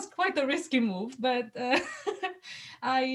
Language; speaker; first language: English; non-native, fluent; Romanian